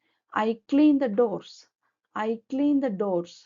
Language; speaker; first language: English; non-native, local second language; Kannada